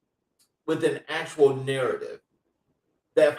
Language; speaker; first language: English; native; English